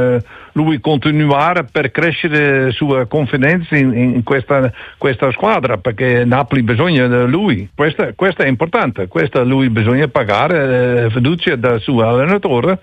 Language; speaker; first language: Italian; non-native, learner; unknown